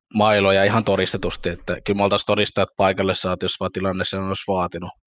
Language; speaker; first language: Finnish; early bilingual, other home language; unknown